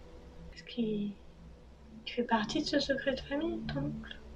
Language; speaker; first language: French; native; French